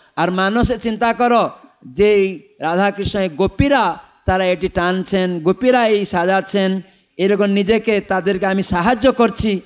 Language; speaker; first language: Bangla; non-native, fluent; Odia